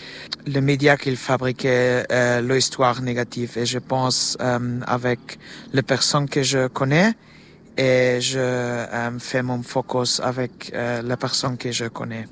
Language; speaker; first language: French; non-native, learner; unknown